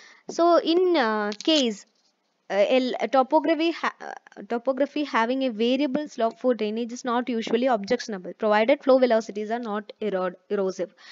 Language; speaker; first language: English; non-native, local second language; Malayalam